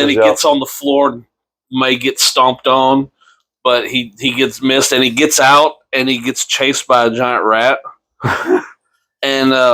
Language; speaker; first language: English; native; English